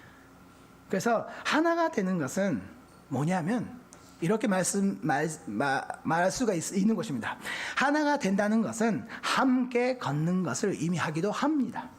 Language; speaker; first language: Korean; non-native, fluent; Japanese